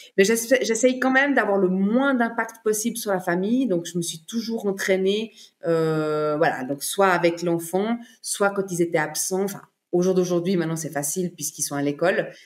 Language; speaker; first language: French; native; French